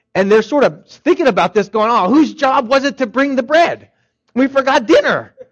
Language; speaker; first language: English; native; English